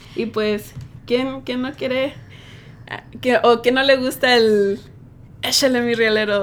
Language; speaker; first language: Spanish; early bilingual, other home language; English